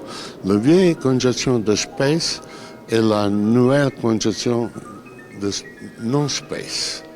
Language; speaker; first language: French; non-native, learner; Italian